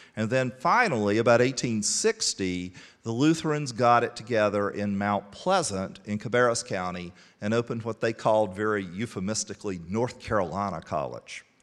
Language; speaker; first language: English; native; English